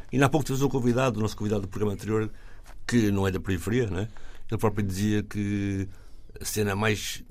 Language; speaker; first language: Portuguese; native; Portuguese